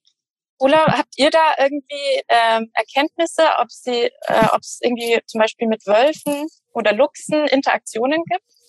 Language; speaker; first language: German; native; German